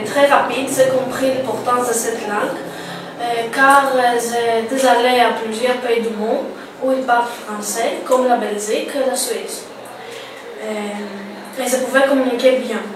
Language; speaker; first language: French; non-native, learner; Greek